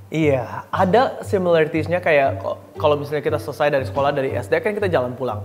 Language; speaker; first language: Indonesian; early bilingual, heritage; Indonesian